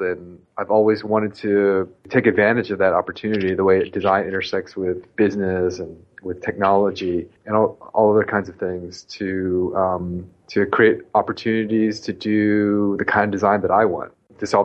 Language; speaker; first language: English; native; English